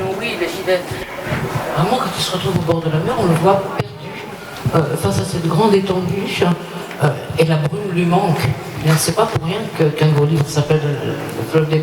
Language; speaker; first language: French; native; French